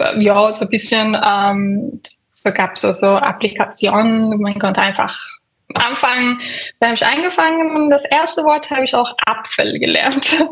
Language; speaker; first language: German; non-native, fluent; Persian